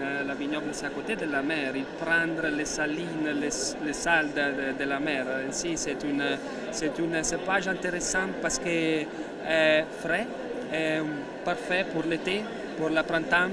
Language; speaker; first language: French; non-native, learner; Italian